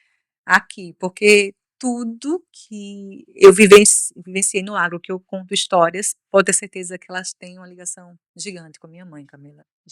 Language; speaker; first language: Portuguese; native; Portuguese